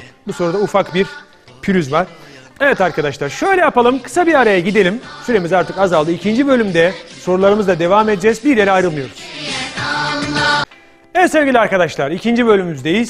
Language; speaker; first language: Turkish; native; Turkish